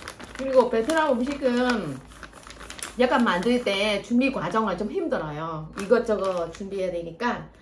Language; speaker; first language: Korean; non-native, fluent; Vietnamese